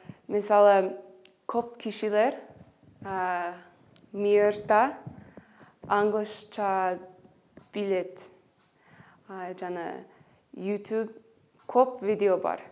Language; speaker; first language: Kyrgyz; non-native, learner; English